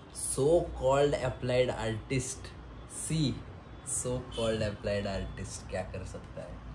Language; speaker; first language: Hindi; non-native, local second language; Marathi